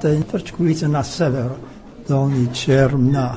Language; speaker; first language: Czech; early bilingual, heritage; English